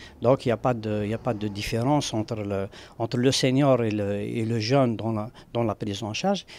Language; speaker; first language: French; non-native, local second language; Arabic